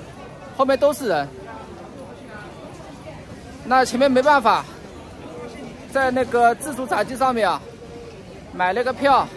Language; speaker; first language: Chinese; non-native, local second language; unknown